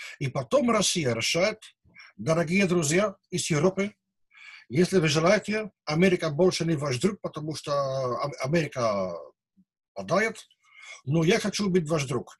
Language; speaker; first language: Russian; non-native, learner; Dutch